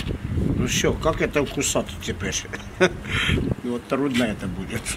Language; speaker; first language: Russian; non-native, fluent; Armenian